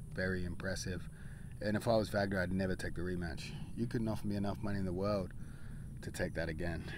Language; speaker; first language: English; native; English